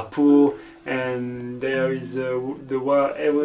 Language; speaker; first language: English; non-native, learner; French